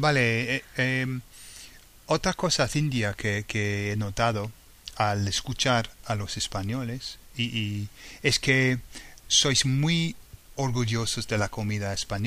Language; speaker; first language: Spanish; non-native, fluent; English